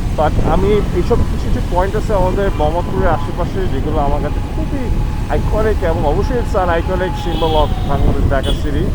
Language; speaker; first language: Bangla; early bilingual, heritage; Bangla